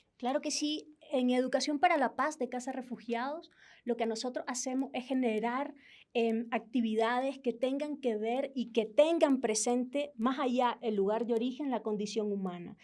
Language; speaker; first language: Spanish; native; Spanish